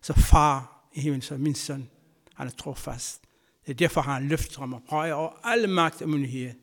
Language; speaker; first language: Danish; non-native, fluent; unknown